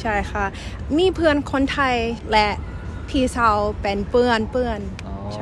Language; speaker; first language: Thai; non-native, learner; English